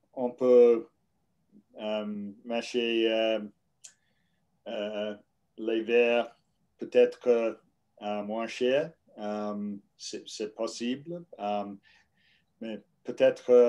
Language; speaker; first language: French; non-native, learner; English